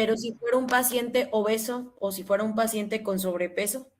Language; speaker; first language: Spanish; native; Spanish